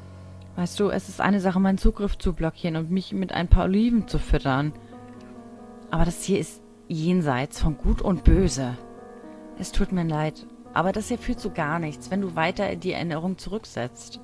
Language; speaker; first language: German; native; German